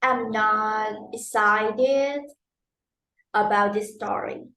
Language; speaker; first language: English; non-native, learner; Vietnamese